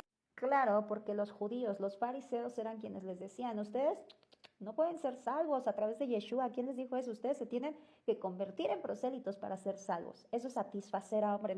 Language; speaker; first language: Spanish; native; Spanish